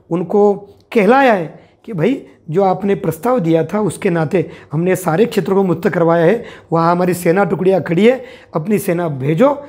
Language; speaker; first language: Hindi; non-native, local second language; Marathi